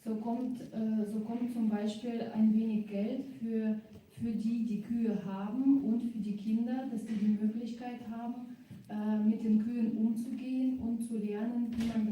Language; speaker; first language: German; non-native, fluent; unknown